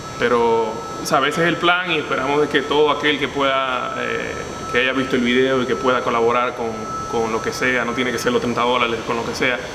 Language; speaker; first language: Spanish; native; Spanish